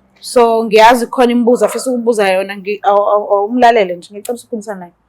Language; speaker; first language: Zulu; native; Zulu